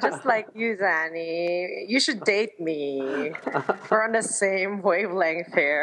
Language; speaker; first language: English; non-native, local second language; Filipino